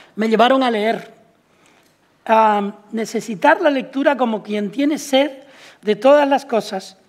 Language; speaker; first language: Spanish; native; Spanish